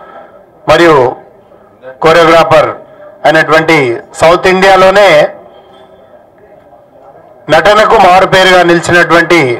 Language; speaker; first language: Telugu; native; Telugu